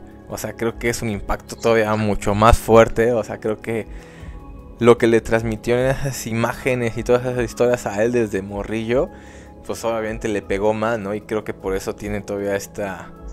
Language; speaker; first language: Spanish; native; Spanish